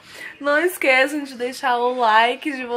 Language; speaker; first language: Portuguese; native; Portuguese